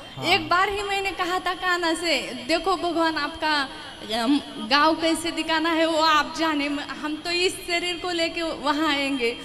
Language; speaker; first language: Hindi; non-native, local second language; Marathi